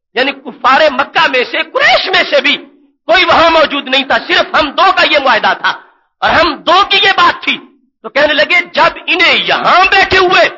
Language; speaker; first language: Urdu; native; Urdu